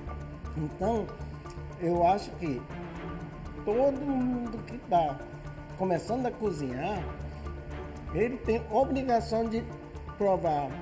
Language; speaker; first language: Portuguese; non-native, fluent; Japanese